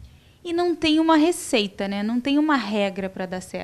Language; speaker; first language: Portuguese; native; Portuguese